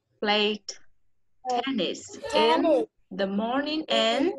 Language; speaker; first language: English; non-native, learner; Vietnamese